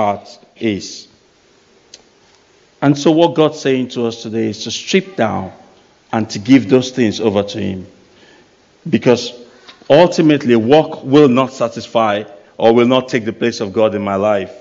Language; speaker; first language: English; non-native, local second language; Yoruba